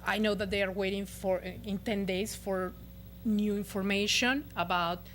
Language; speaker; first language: English; non-native, fluent; Spanish